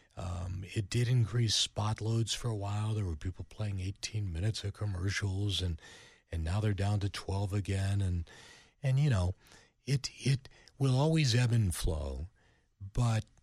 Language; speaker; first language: English; native; English